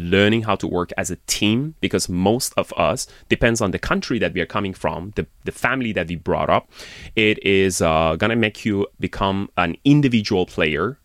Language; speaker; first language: English; non-native, fluent; Persian